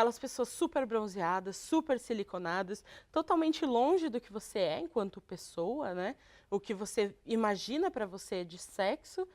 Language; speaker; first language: Portuguese; native; Portuguese